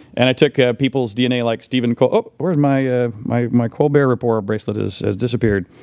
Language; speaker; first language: English; native; English